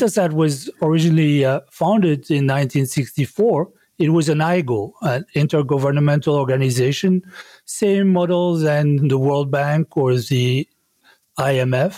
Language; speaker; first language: English; non-native, fluent; French